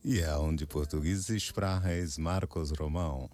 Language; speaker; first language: German; non-native, fluent; Portuguese